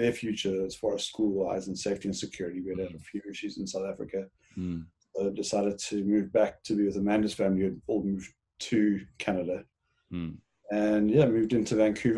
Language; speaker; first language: English; native; English